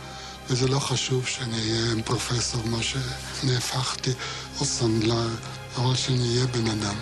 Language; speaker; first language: Hebrew; non-native, fluent; Yiddish